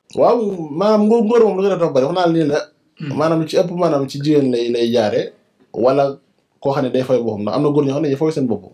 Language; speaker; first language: Wolof; native; Wolof